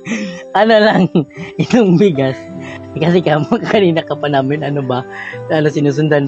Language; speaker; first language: Filipino; non-native, local second language; Cebuano